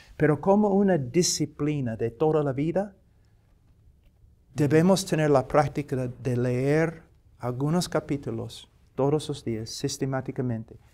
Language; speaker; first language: Spanish; non-native, fluent; English